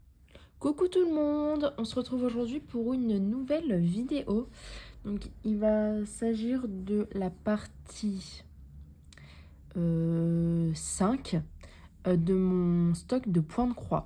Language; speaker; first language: French; native; French